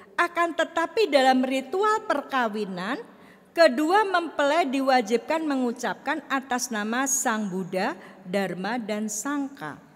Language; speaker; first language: Indonesian; native; Indonesian